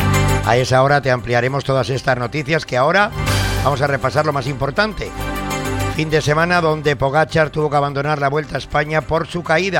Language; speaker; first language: Spanish; native; Spanish